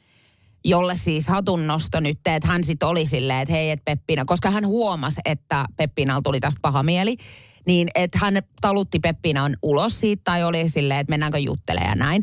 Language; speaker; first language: Finnish; native; Finnish